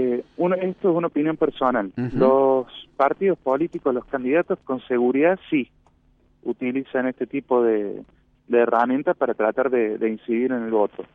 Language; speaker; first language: Spanish; native; Spanish